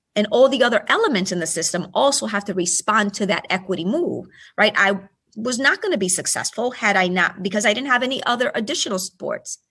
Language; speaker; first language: English; early bilingual, other home language; Spanish